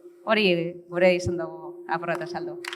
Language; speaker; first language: Basque; native; Basque